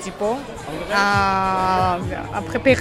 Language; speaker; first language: French; non-native, learner; Georgian